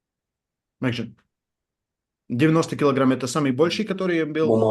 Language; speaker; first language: Russian; non-native, fluent; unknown